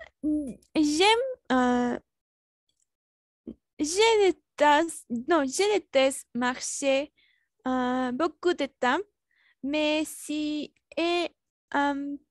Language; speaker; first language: French; non-native, learner; Spanish